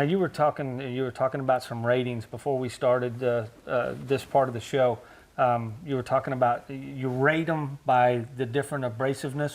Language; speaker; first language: English; native; English